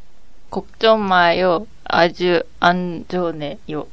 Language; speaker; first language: Korean; non-native, learner; Japanese